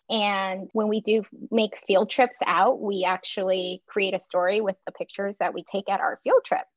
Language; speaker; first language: English; non-native, fluent; Chinese